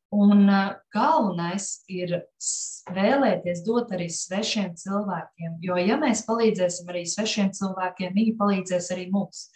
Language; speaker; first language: Latvian; non-native, local second language; Russian